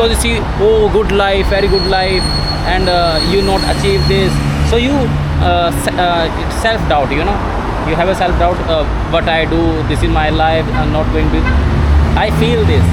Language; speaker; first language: English; non-native, learner; Hindi